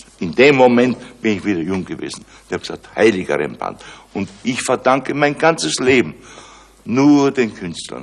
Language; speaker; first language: German; native; German